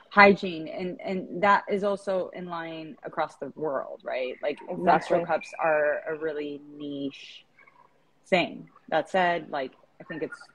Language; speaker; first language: English; non-native, fluent; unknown